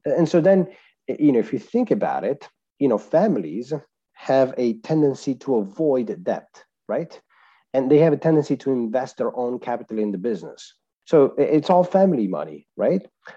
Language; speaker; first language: English; non-native, fluent; Italian